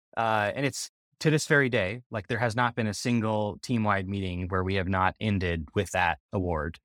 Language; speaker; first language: English; native; English